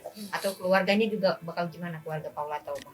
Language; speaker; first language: Indonesian; native; Indonesian